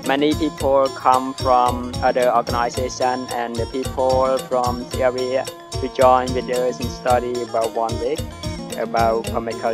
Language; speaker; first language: English; non-native, learner; Khmer